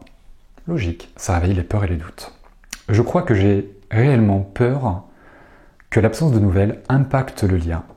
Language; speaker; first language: French; native; French